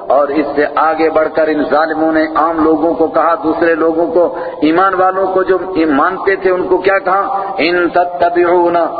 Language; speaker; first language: Urdu; non-native, local second language; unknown